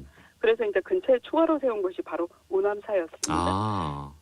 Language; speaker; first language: Korean; native; Korean